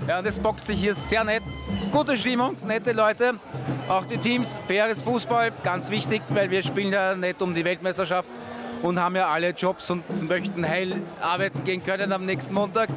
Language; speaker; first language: German; native; German